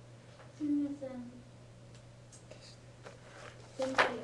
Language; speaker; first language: Japanese; non-native, learner; English